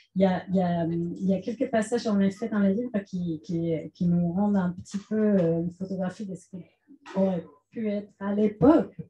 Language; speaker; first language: French; non-native, fluent; Spanish